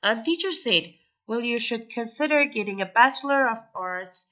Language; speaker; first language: English; non-native, fluent; Persian